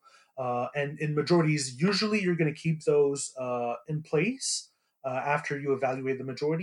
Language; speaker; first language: English; native; English